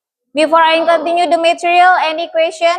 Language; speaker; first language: English; non-native, learner; Indonesian